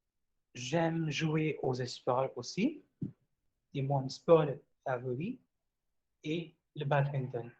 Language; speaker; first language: French; non-native, fluent; Hindi